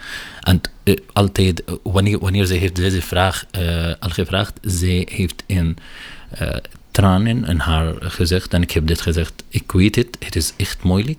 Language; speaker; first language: Dutch; non-native, learner; Arabic